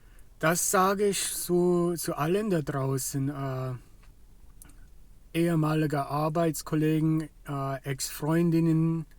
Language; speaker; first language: German; non-native, fluent; English